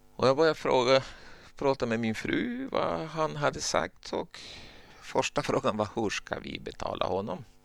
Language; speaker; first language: Swedish; non-native, fluent; Spanish